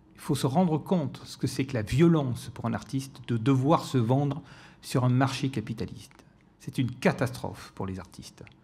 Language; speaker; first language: French; native; French